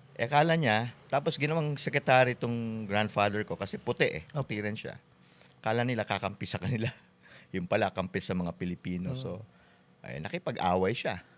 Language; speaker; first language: Filipino; native; Filipino